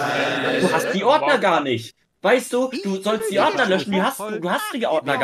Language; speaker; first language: German; native; German